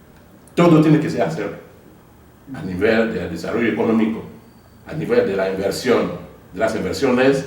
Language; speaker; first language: Spanish; non-native, fluent; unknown